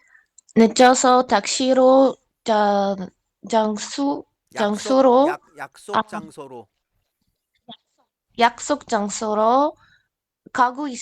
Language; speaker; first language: Korean; non-native, learner; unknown